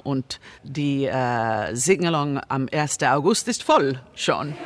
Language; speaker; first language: German; non-native, fluent; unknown